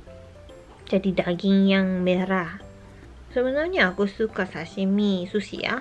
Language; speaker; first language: Indonesian; non-native, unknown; Japanese